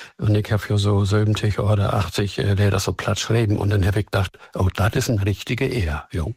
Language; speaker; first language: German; native; German